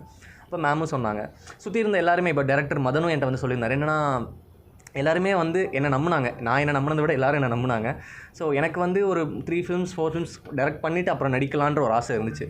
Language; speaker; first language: Tamil; native; Tamil